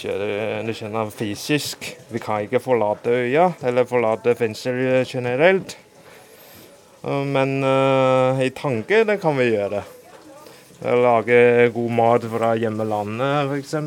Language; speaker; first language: Norwegian; non-native, fluent; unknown